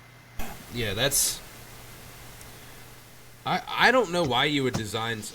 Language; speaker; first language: English; native; English